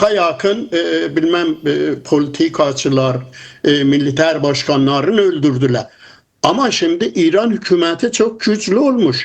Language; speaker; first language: Turkish; non-native, fluent; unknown